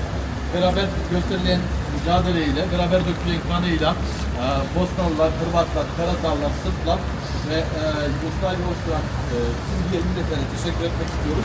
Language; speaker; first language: Turkish; native; Turkish